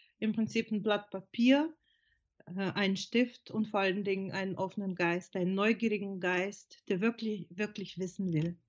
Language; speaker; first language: German; non-native, fluent; Russian